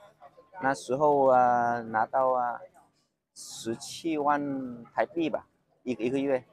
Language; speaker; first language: Chinese; non-native, fluent; Vietnamese